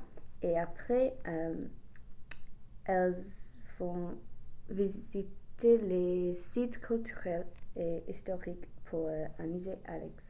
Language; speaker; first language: French; non-native, learner; English